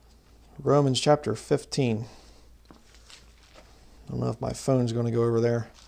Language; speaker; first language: English; native; English